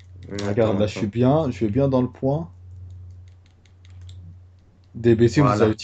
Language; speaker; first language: French; native; French